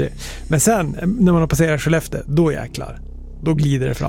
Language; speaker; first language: Swedish; native; Swedish